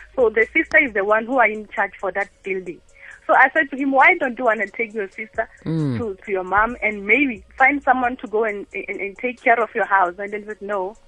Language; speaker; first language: English; non-native, local second language; Northern Sotho